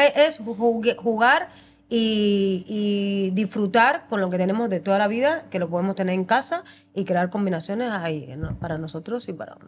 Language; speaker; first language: Spanish; native; Spanish